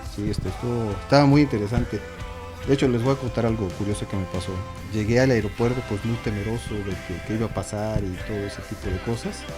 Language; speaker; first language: Spanish; native; Spanish